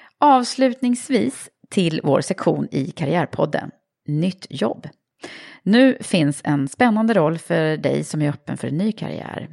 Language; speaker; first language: Swedish; native; Swedish